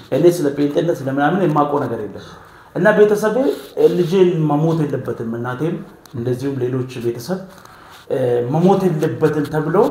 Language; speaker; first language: Amharic; non-native, local second language; Oromo